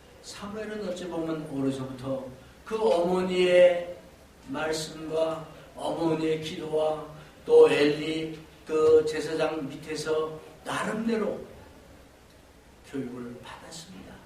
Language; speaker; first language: Korean; native; Korean